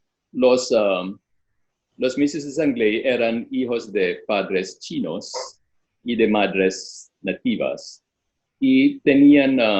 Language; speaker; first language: Spanish; non-native, fluent; Filipino